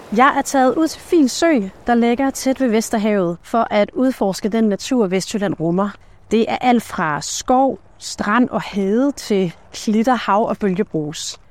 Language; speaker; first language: Danish; native; Danish